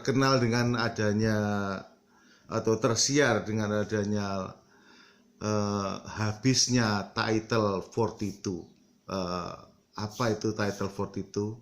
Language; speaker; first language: Indonesian; early bilingual, heritage; Indonesian